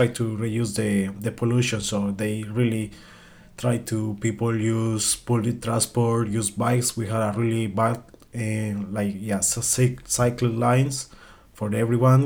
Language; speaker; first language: English; non-native, learner; Spanish